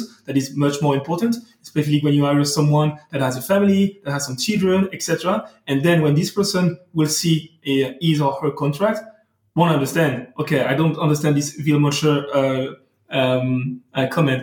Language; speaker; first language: English; non-native, fluent; French